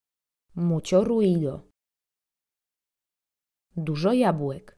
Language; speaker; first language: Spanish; non-native, fluent; Polish